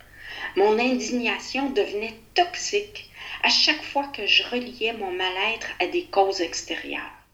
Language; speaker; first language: French; native; French